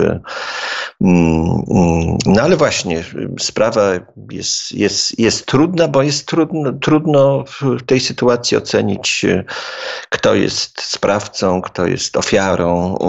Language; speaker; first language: Polish; native; Polish